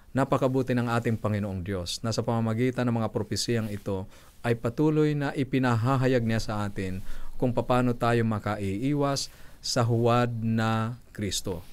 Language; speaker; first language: Filipino; native; Filipino